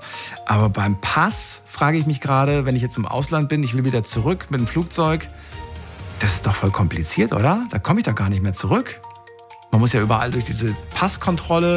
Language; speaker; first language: German; native; German